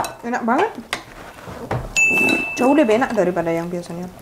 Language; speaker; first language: Indonesian; non-native, fluent; German